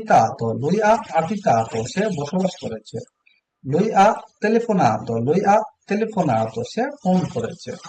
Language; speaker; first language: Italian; non-native, learner; Bangla